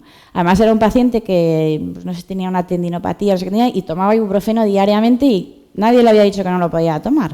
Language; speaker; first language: Spanish; native; Spanish